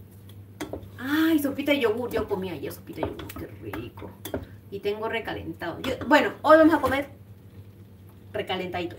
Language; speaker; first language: Spanish; native; Spanish